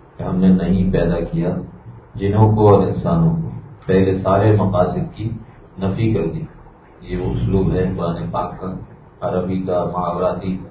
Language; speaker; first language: Urdu; native; Urdu